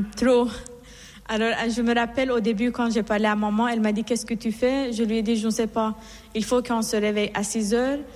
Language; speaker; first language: French; non-native, fluent; Persian